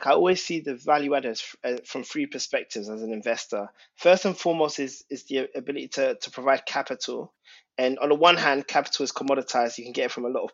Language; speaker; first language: English; native; English